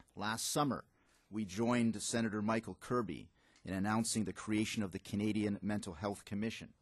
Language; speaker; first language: English; native; English